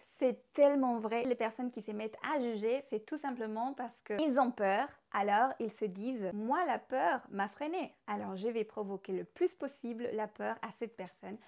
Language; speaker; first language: French; non-native, fluent; Spanish